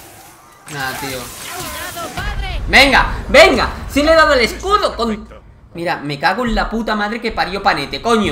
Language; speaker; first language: Spanish; native; Spanish